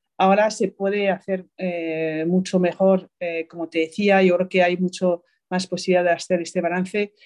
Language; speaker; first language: Spanish; non-native, fluent; French